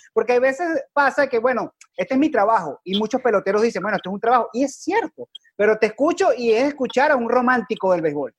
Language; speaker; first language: Spanish; native; Spanish